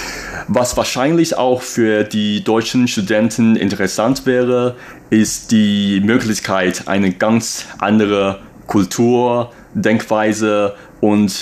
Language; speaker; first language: German; non-native, fluent; Chinese